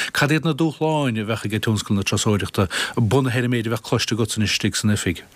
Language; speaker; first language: Irish; native; Irish